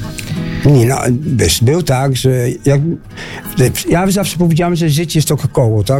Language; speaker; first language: Polish; early bilingual, heritage; Dutch